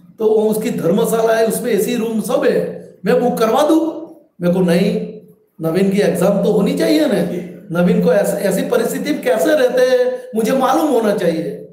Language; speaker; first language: Hindi; non-native, local second language; Gujarati